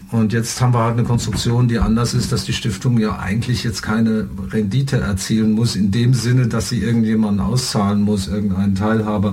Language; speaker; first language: German; native; German